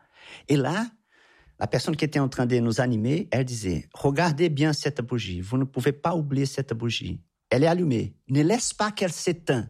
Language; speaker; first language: French; non-native, fluent; Portuguese